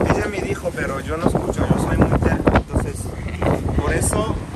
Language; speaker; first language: Spanish; non-native, fluent; Arabic